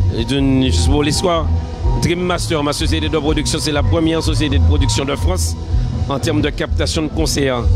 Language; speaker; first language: French; native; French